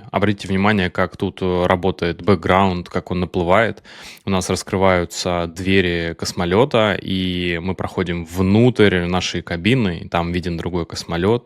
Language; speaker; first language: Russian; native; Russian